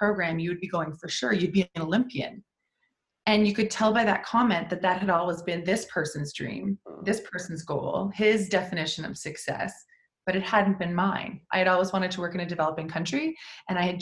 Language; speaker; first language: English; native; English